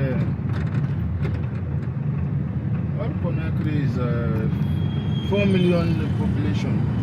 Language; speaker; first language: English; non-native, learner; Mandingo